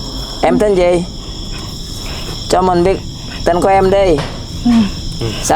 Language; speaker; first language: Vietnamese; non-native, learner; Indonesian